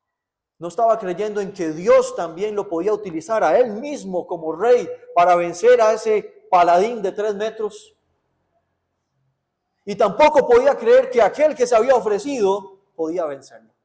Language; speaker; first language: Spanish; native; Spanish